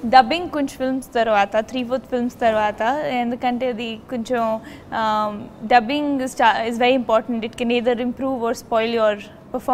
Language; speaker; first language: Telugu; non-native, local second language; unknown